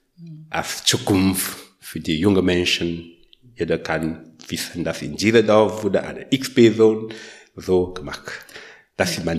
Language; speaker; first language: German; non-native, learner; French